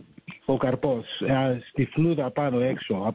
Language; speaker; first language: Greek; early bilingual, heritage; Greek